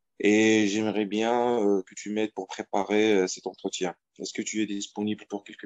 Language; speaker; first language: French; non-native, fluent; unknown